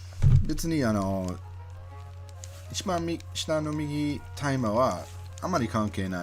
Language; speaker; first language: Japanese; non-native, learner; English